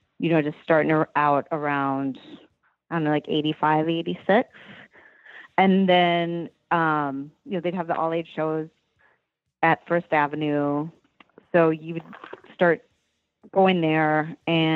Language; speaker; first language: English; native; English